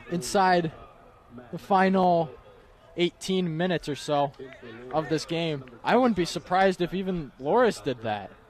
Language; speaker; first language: English; native; English